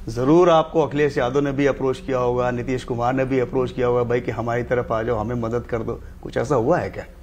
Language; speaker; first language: Hindi; native; Hindi